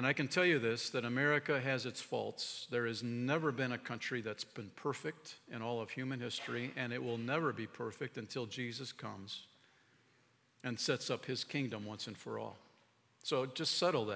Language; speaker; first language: English; native; English